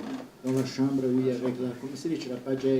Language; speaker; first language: French; non-native, fluent; Italian